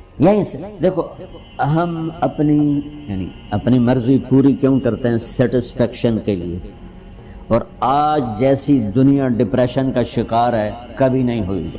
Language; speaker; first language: Urdu; non-native, local second language; Punjabi